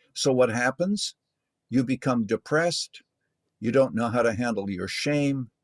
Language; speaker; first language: English; native; English